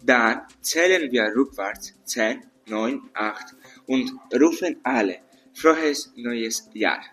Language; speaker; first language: German; non-native, learner; Greek